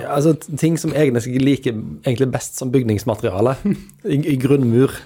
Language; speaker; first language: Norwegian; native; Norwegian